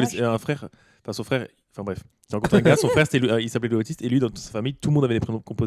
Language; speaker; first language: French; native; French